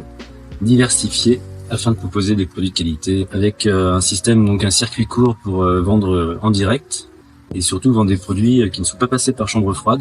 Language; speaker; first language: French; native; French